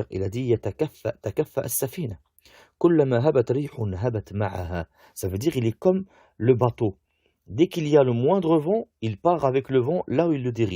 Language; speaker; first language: French; native; French